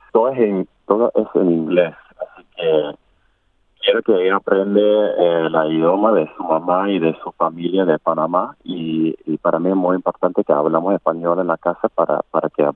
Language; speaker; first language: Spanish; non-native, learner; English